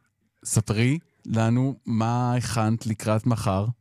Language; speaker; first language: Hebrew; native; Hebrew